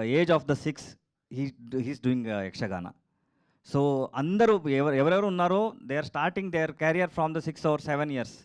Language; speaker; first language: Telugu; non-native, learner; Kannada